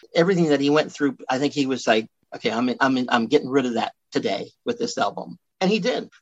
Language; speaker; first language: English; native; English